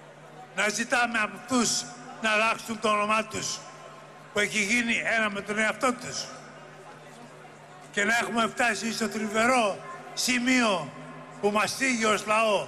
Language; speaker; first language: Greek; native; Greek